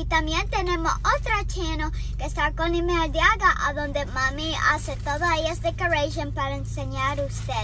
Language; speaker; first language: Spanish; early bilingual, heritage; Spanish